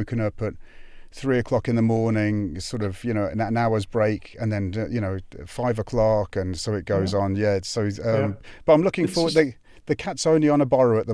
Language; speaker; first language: English; native; English